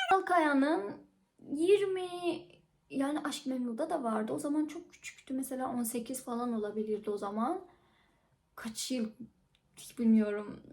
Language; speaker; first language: Turkish; non-native, fluent; Persian